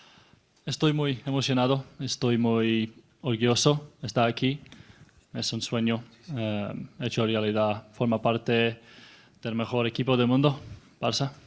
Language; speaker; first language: Spanish; non-native, learner; English